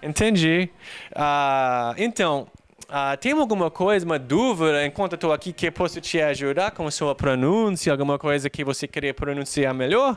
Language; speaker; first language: Portuguese; non-native, fluent; English